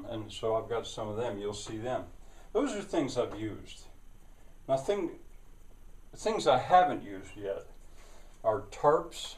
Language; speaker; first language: English; native; English